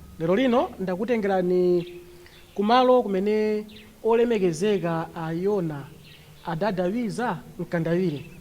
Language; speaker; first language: Nyanja; non-native, local second language; Tumbuka